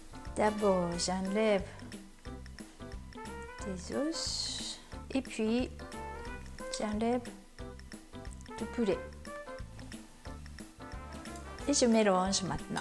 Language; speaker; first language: French; non-native, learner; Japanese